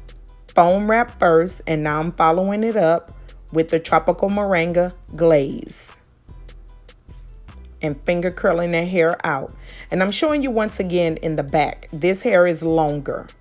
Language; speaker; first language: English; native; English